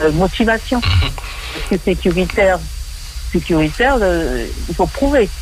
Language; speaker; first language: French; early bilingual, other home language; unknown